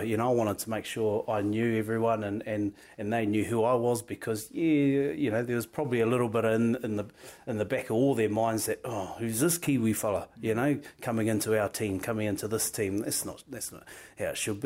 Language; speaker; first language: English; native; English